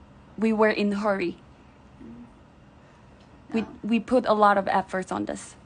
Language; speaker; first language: English; non-native, fluent; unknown